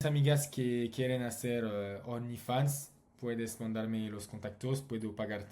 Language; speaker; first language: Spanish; non-native, learner; French